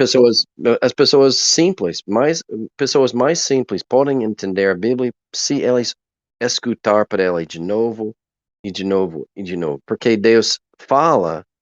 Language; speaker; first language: Portuguese; non-native, learner; English